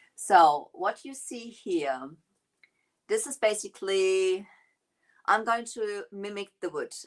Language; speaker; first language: English; non-native, fluent; German